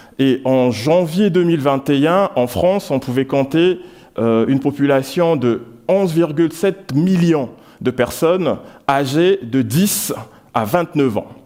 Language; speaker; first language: French; non-native, local second language; Lingala